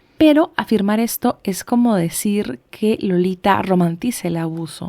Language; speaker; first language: Spanish; native; Spanish